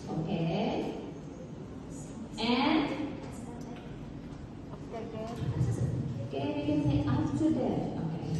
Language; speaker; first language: English; non-native, learner; Indonesian